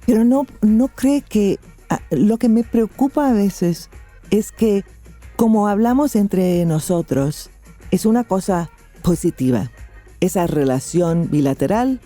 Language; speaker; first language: Spanish; non-native, fluent; English